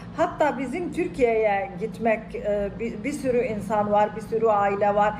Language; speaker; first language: Turkish; non-native, fluent; Arabic